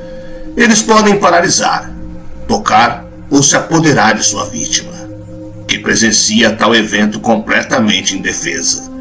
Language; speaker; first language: Portuguese; native; Portuguese